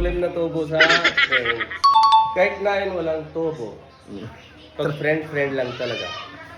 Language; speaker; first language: Filipino; non-native, learner; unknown